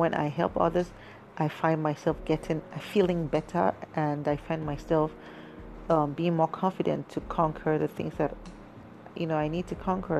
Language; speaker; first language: English; non-native, local second language; Yoruba